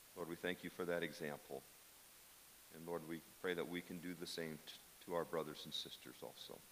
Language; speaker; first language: English; native; English